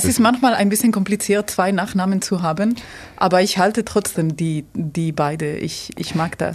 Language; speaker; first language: German; non-native, fluent; Spanish